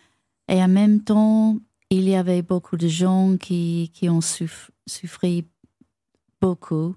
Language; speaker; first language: French; non-native, fluent; English